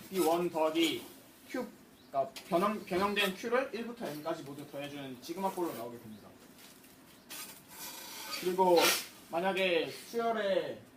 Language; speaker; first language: Korean; native; Korean